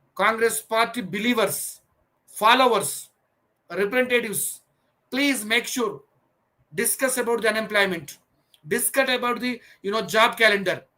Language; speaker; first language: English; non-native, local second language; Telugu